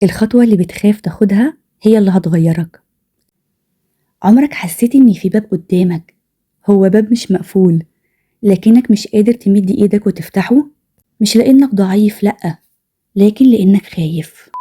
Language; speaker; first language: Arabic; native; Arabic